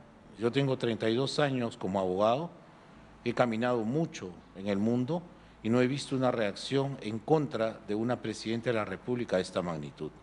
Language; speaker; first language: Spanish; native; Spanish